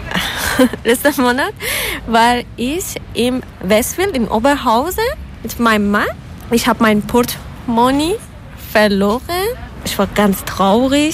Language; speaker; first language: German; non-native, learner; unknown